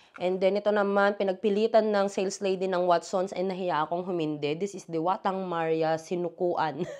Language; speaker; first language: Filipino; native; Filipino